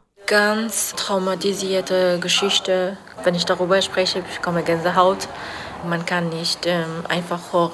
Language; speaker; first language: German; non-native, learner; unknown